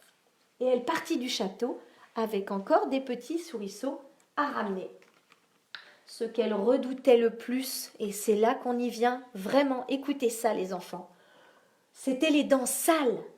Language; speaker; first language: French; native; French